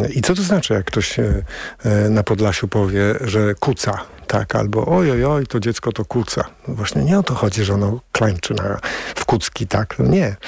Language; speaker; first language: Polish; native; Polish